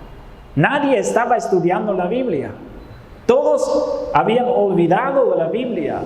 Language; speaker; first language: Spanish; non-native, fluent; Dutch